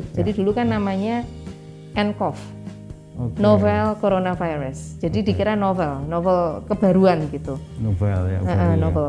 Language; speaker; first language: Indonesian; native; Indonesian